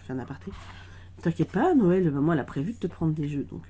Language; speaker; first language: French; native; French